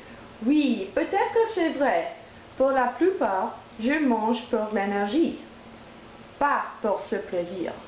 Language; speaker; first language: French; non-native, learner; English